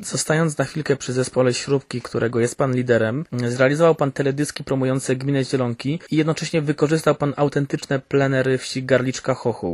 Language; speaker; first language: Polish; native; Polish